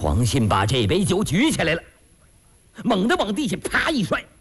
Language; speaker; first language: Chinese; native; Chinese